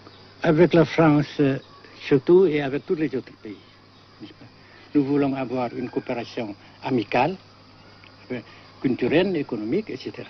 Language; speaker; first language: French; non-native, local second language; Vietnamese